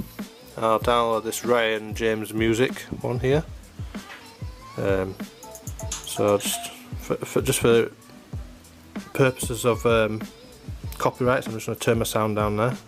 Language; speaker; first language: English; native; English